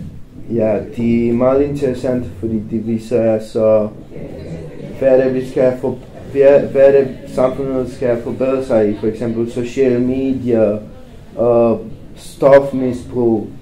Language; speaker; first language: Danish; non-native, fluent; Romanian